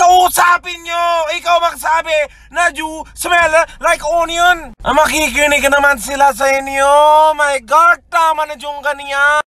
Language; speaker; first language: Filipino; non-native, fluent; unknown